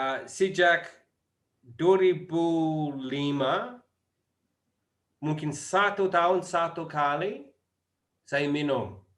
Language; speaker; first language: Indonesian; non-native, learner; English